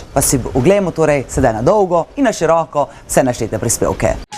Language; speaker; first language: Slovenian; native; Slovenian